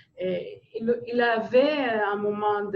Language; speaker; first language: French; non-native, fluent; Greek